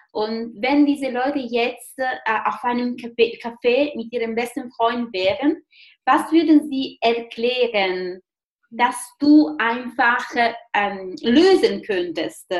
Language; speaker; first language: German; non-native, fluent; Italian